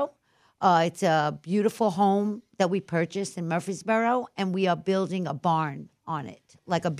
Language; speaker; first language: English; early bilingual, other home language; Italian